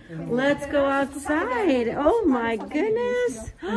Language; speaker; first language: English; native; English